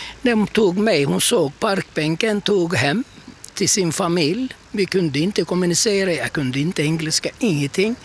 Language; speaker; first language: Swedish; non-native, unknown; Turkish